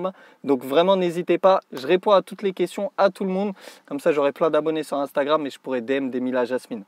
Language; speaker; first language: French; native; French